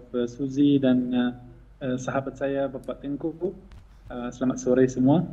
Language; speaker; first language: Indonesian; non-native, fluent; Arabic